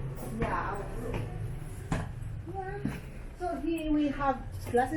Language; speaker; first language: English; non-native, learner; Spanish